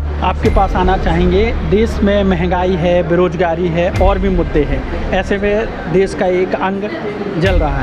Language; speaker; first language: Hindi; native; Hindi